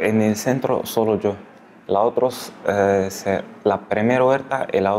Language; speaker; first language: Spanish; non-native, learner; Arabic